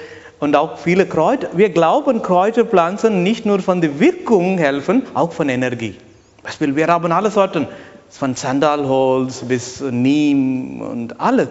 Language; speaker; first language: German; non-native, learner; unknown